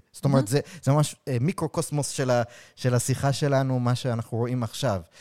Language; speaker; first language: Hebrew; early bilingual, heritage; Hebrew